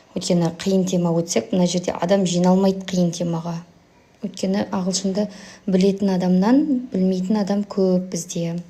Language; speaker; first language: Kazakh; native; Kazakh